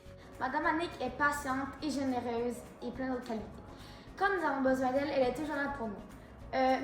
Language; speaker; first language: French; native; French